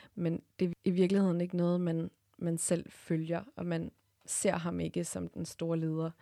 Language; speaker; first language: Danish; early bilingual, other home language; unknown